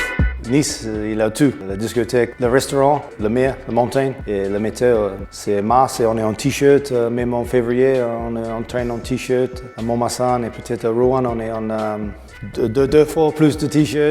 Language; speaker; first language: French; non-native, learner; English